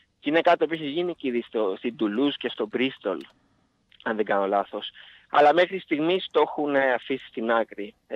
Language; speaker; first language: Greek; native; Greek